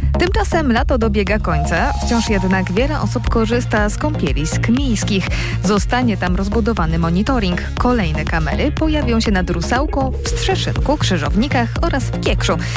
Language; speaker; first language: Polish; native; Polish